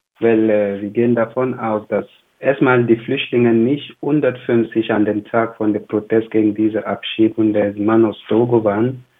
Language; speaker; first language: German; non-native, fluent; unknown